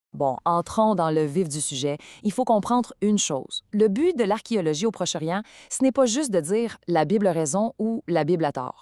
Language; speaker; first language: French; native; French